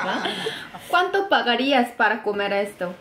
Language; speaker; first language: Spanish; non-native, fluent; Korean